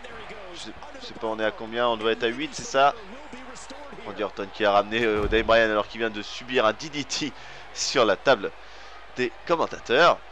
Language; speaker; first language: French; native; French